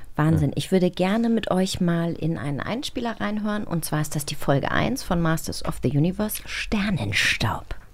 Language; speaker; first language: German; native; German